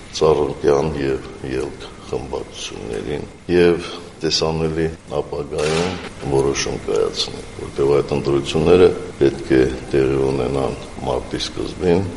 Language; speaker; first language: Armenian; native; Armenian